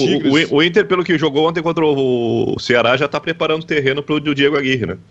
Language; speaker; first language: Portuguese; native; Portuguese